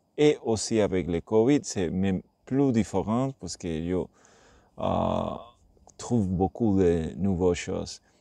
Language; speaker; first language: French; non-native, learner; Spanish